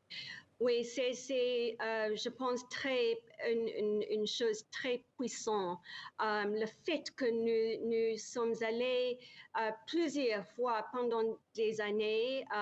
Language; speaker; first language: French; non-native, learner; English